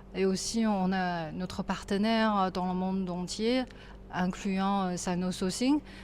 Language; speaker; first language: French; non-native, fluent; Chinese